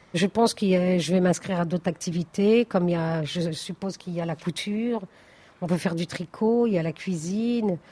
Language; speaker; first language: French; native; French